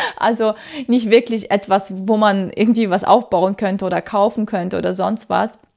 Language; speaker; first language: German; early bilingual, other home language; Russian